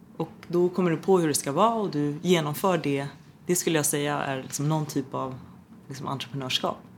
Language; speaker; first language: Swedish; early bilingual, other home language; Persian